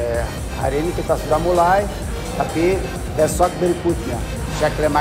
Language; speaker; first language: Indonesian; non-native, learner; Portuguese